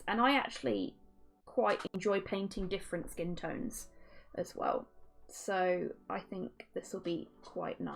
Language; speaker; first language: English; native; English